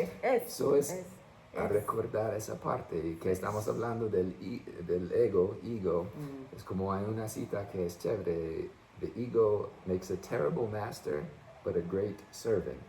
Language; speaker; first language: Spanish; non-native, fluent; English